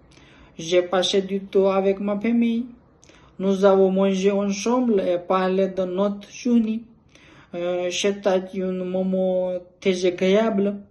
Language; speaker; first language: French; non-native, learner; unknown